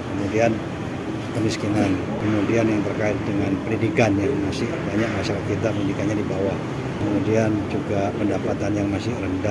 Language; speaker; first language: Indonesian; native; Indonesian